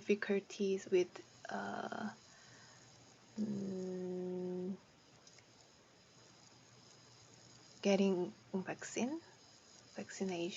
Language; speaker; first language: English; non-native, learner; Korean